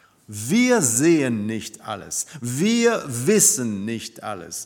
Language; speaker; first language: German; non-native, fluent; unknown